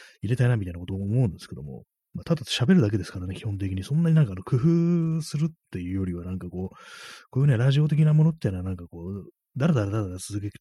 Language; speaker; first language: Japanese; native; Japanese